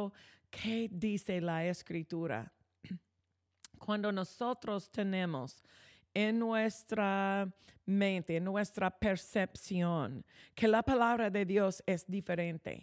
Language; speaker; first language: Spanish; non-native, fluent; English